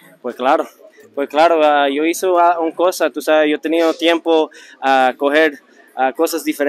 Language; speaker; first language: Spanish; early bilingual, heritage; Spanish